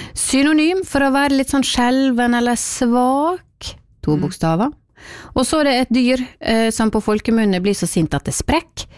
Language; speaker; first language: Norwegian; native; Norwegian